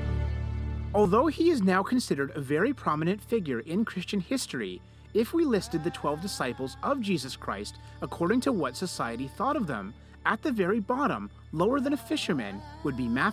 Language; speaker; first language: English; native; English